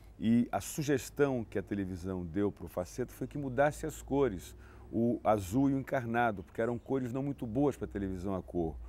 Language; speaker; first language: Portuguese; native; Portuguese